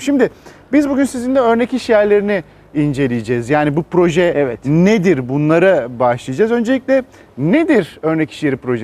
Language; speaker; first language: Turkish; native; Turkish